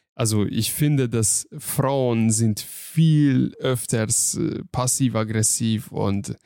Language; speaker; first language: German; non-native, fluent; Hungarian